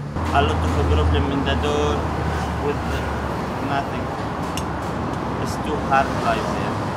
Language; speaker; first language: English; non-native, learner; Arabic